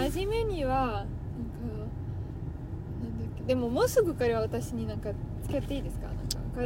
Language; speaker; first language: Japanese; non-native, learner; Italian